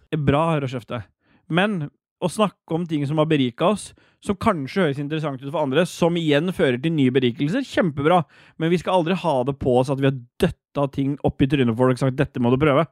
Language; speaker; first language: Norwegian; native; Norwegian